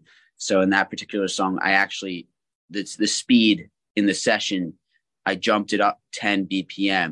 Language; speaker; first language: English; native; English